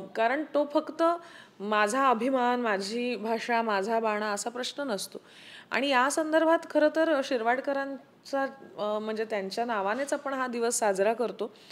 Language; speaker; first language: Marathi; native; Marathi